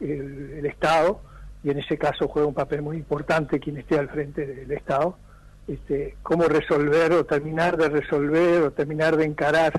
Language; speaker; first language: Spanish; native; Spanish